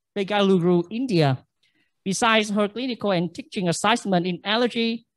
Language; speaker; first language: English; non-native, fluent; Vietnamese